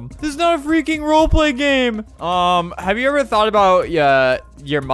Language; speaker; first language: English; native; English